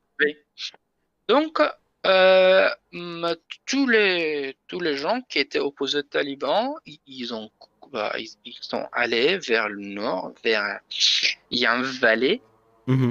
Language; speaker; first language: French; non-native, learner; Persian